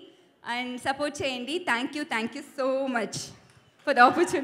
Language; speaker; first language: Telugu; non-native, learner; Tamil